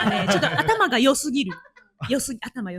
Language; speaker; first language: Japanese; native; Japanese